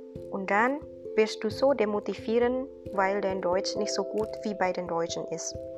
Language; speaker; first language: German; non-native, fluent; Indonesian